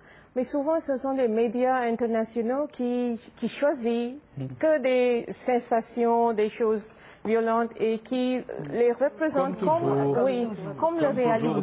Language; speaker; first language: French; non-native, fluent; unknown